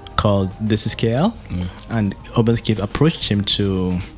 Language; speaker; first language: English; non-native, local second language; Hausa